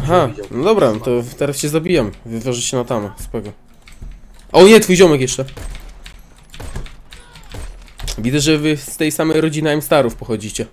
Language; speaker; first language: Polish; native; Polish